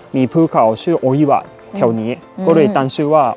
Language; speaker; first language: Thai; non-native, learner; Japanese